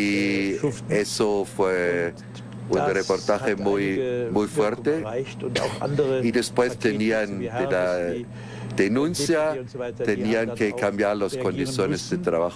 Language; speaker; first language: Spanish; non-native, fluent; German